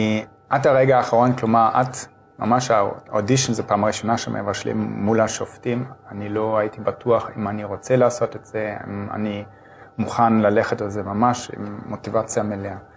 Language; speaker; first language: Hebrew; non-native, fluent; German